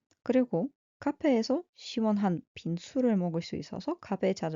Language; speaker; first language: Korean; non-native, fluent; Russian